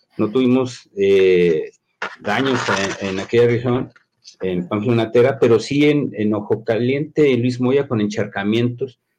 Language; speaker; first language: Spanish; native; Spanish